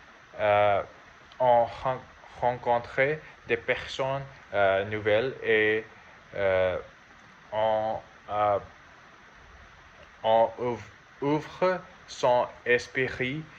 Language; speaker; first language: French; non-native, learner; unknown